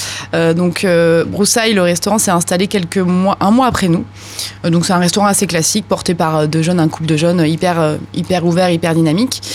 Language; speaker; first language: French; native; French